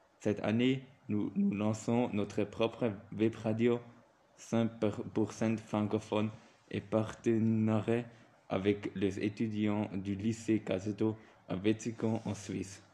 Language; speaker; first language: French; non-native, learner; German